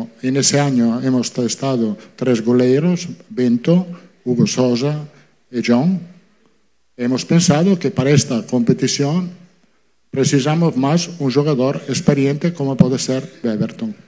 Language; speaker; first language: Portuguese; non-native, fluent; Italian